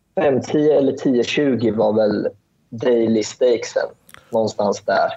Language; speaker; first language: Swedish; early bilingual, other home language; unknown